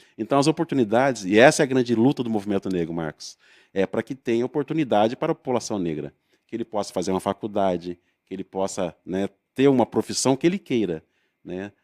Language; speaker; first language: Portuguese; native; Portuguese